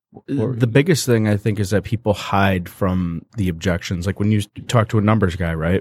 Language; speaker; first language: English; native; English